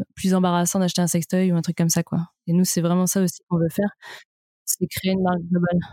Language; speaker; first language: French; native; French